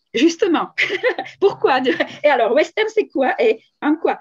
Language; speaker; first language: French; non-native, fluent; Slovak